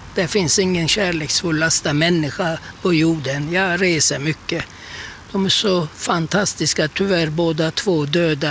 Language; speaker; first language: Swedish; non-native, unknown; Turkish